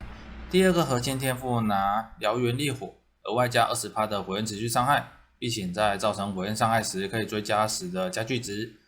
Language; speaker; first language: Chinese; native; Chinese